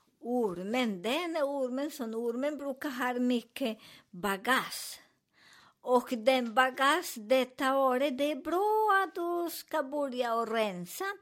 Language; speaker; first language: Swedish; non-native, learner; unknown